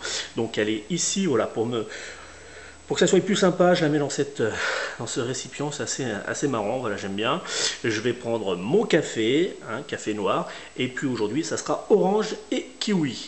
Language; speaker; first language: French; native; French